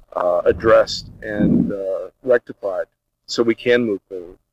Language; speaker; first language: English; early bilingual, other home language; Portuguese